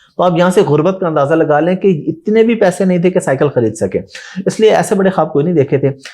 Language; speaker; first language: Urdu; non-native, local second language; Saraiki